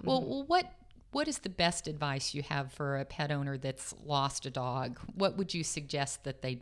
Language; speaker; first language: English; native; English